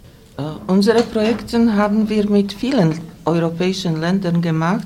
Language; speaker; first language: German; non-native, fluent; Slovak